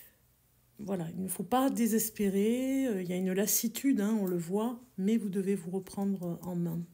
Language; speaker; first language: French; native; French